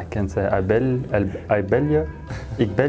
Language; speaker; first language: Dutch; non-native, learner; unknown